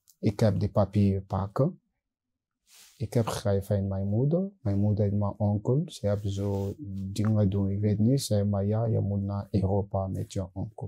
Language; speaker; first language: Dutch; non-native, learner; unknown